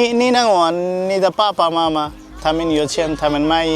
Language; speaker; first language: Chinese; non-native, learner; Bangla